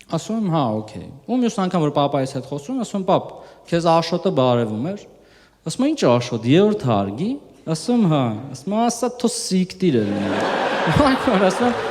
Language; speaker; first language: Armenian; early bilingual, heritage; Armenian